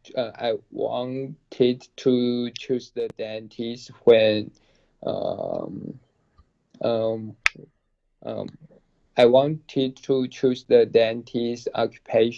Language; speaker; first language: English; non-native, learner; Chinese